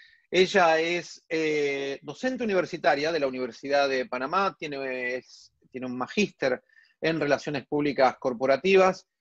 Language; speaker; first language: Spanish; native; Spanish